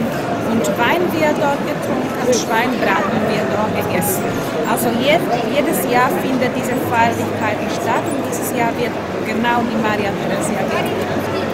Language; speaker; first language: German; non-native, fluent; Slovak